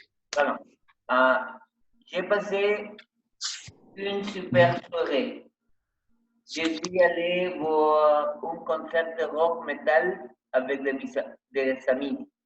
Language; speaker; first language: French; non-native, learner; Spanish